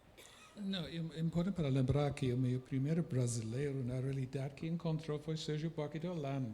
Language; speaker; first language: Portuguese; non-native, fluent; English